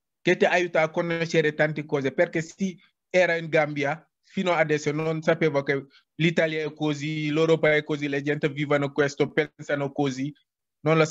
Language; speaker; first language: Italian; non-native, learner; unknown